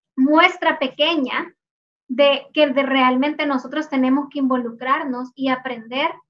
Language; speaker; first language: Spanish; native; Spanish